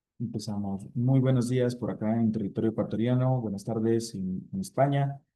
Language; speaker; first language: Spanish; native; Spanish